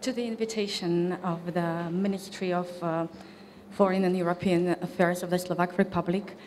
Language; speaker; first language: English; non-native, fluent; Slovak